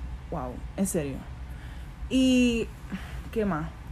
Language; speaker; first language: Spanish; native; Spanish